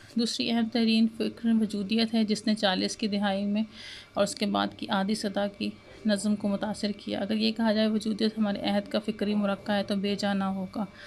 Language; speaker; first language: Urdu; non-native, local second language; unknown